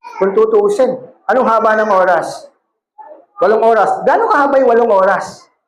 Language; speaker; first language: Filipino; non-native, local second language; Cebuano